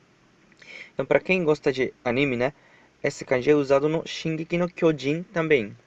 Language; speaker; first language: Portuguese; non-native, fluent; Japanese